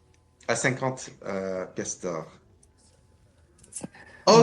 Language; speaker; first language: French; non-native, learner; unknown